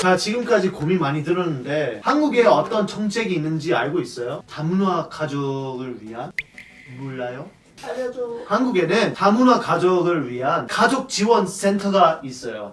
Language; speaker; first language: Korean; non-native, fluent; English